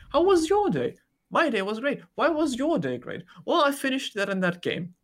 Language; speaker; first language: English; non-native, fluent; German